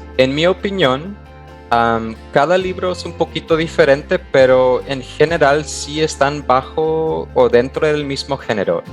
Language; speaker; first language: Spanish; non-native, fluent; English